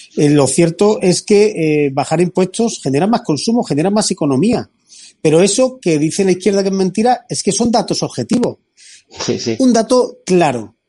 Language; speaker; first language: Spanish; native; Spanish